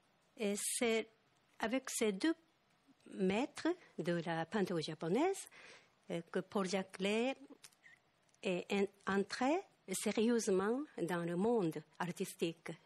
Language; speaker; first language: French; non-native, fluent; Japanese